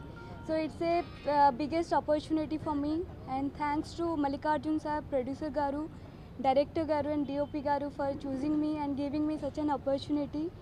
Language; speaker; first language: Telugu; non-native, local second language; Odia